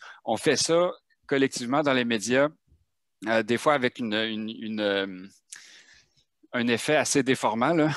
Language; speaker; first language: French; native; French